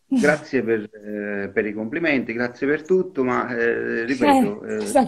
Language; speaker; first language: Italian; native; Italian